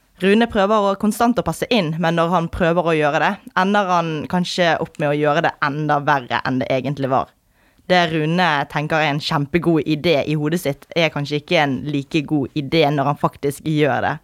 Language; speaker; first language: Norwegian; native; Norwegian